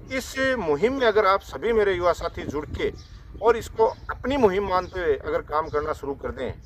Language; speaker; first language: Hindi; native; Hindi